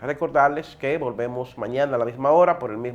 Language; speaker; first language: Spanish; native; Spanish